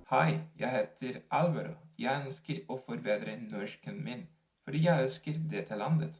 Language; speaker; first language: Norwegian; non-native, learner; Spanish